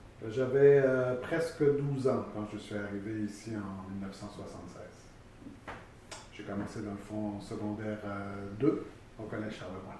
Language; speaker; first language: French; early bilingual, other home language; Arabic